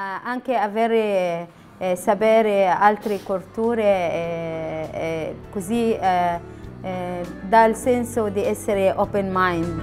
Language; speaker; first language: Italian; non-native, learner; Arabic